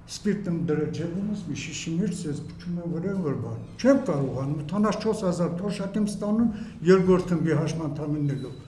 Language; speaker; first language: Armenian; native; Armenian